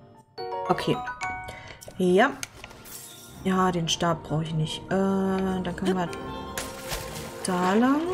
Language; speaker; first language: German; native; German